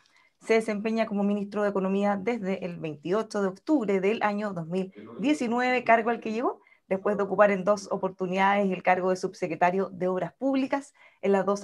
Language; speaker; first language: Spanish; native; Spanish